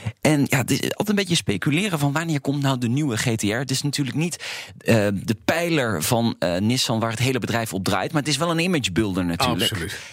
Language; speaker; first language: Dutch; native; Dutch